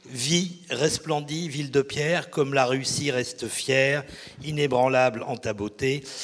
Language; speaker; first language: French; native; French